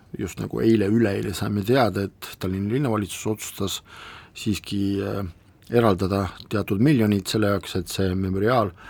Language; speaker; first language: Estonian; non-native, local second language; Russian